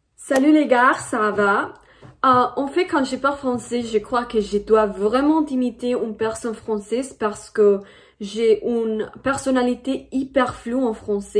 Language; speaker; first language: French; non-native, fluent; Spanish